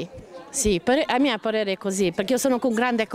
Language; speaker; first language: Italian; non-native, learner; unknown